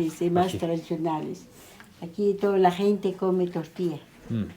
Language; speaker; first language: Spanish; non-native, local second language; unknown